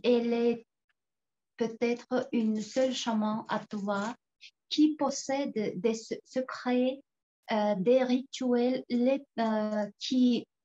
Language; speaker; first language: French; non-native, fluent; Tuvinian